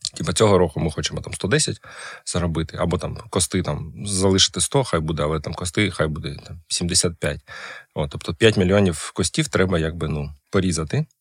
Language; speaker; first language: Ukrainian; non-native, local second language; Russian